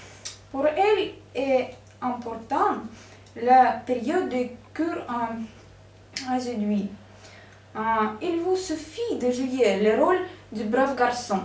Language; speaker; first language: French; non-native, learner; Russian